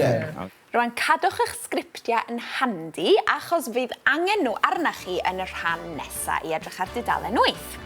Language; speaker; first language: Welsh; native; Welsh